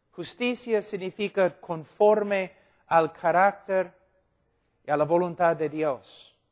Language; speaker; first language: Spanish; non-native, fluent; English